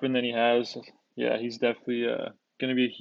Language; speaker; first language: English; native; English